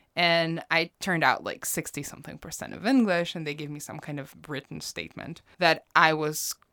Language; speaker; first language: English; non-native, fluent; Russian